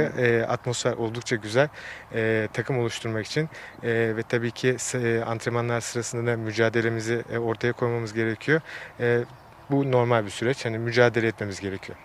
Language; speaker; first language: Turkish; native; Turkish